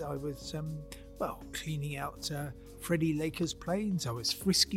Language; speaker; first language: English; native; English